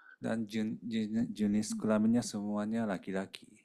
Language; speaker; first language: Indonesian; non-native, fluent; Japanese